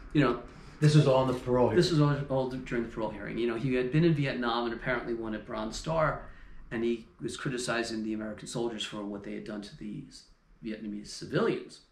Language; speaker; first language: English; native; English